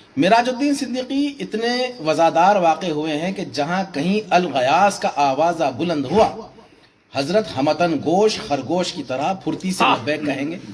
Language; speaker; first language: Urdu; native; Urdu